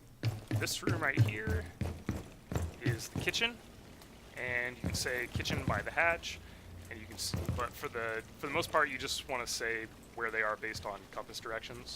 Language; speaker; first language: English; native; English